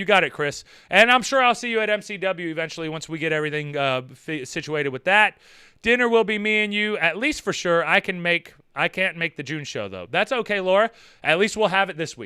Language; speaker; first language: English; native; English